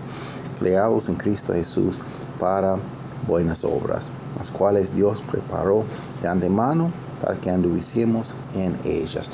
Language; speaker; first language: Spanish; non-native, fluent; English